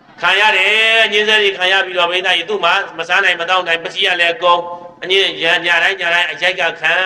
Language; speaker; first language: Burmese; native; Burmese